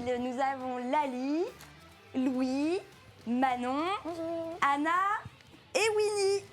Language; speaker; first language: French; native; French